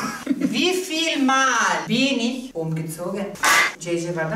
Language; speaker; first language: German; non-native, local second language; Italian